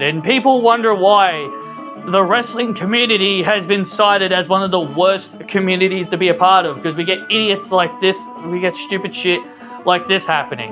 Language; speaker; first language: English; native; English